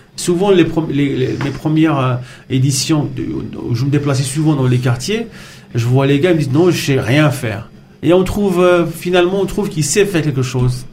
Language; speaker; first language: French; non-native, local second language; Arabic